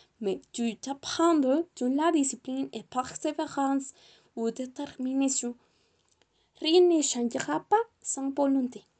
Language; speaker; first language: French; non-native, learner; Spanish